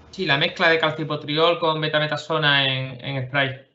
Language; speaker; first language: Spanish; native; Spanish